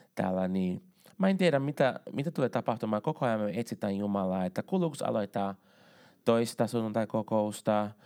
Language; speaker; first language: Finnish; non-native, fluent; Portuguese